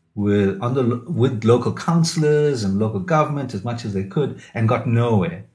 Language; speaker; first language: English; native; English